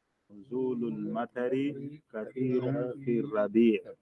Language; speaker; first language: Arabic; non-native, learner; English